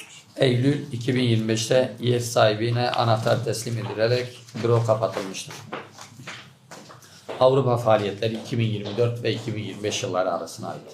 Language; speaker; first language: Turkish; native; Turkish